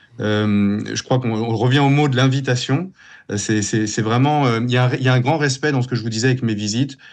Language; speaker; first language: French; native; French